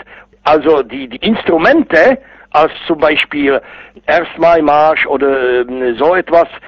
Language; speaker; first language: German; non-native, fluent; Czech